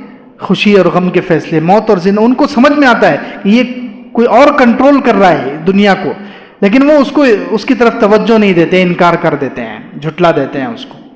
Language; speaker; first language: Urdu; native; Urdu